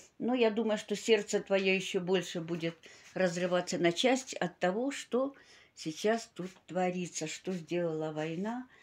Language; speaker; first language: Russian; native; Russian